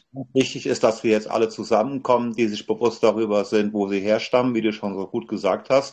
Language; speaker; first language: German; native; German